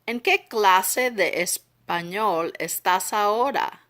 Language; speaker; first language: Spanish; non-native, learner; English